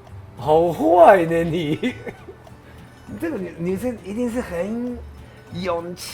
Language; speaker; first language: Chinese; non-native, fluent; Japanese